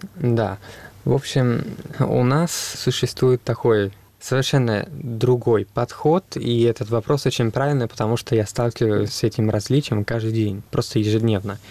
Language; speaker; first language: Russian; non-native, fluent; Italian